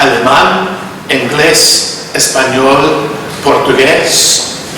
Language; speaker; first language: Spanish; non-native, learner; English